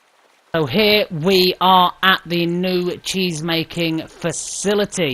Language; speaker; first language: English; native; English